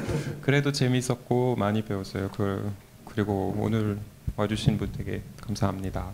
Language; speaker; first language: Korean; non-native, fluent; French